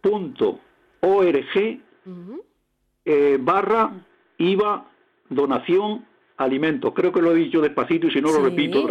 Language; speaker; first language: Spanish; native; Spanish